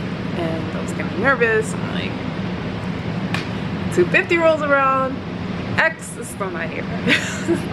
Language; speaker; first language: English; native; English